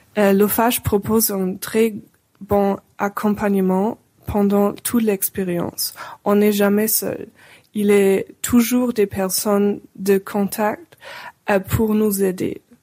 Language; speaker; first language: French; non-native, fluent; German